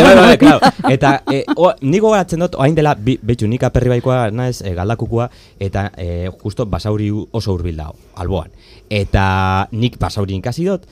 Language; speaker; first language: Basque; native; Basque